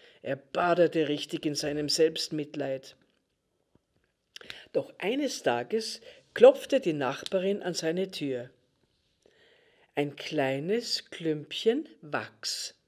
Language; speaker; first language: German; native; German